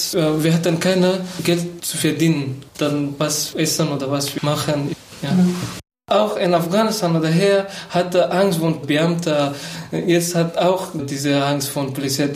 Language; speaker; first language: German; non-native, learner; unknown